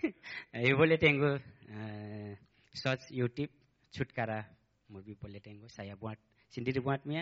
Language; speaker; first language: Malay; non-native, learner; Nepali